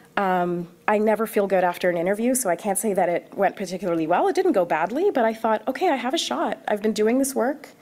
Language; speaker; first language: English; early bilingual, other home language; Arabic